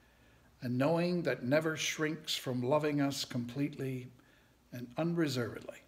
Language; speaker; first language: English; native; English